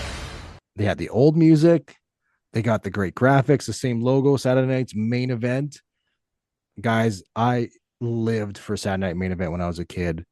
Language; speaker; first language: English; native; English